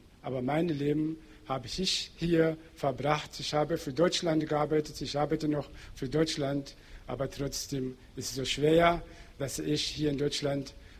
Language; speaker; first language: German; non-native, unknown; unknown